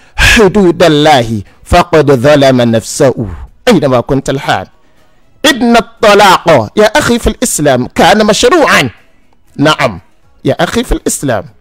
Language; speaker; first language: Arabic; non-native, learner; Yoruba